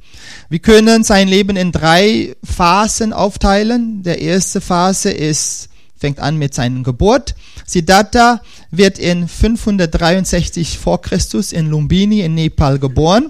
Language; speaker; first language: German; non-native, fluent; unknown